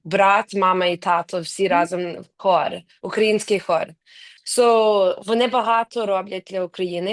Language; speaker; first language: Ukrainian; early bilingual, heritage; Ukrainian